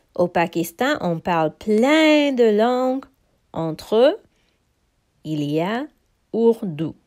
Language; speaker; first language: French; non-native, fluent; Urdu